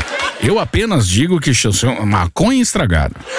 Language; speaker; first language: Portuguese; native; Portuguese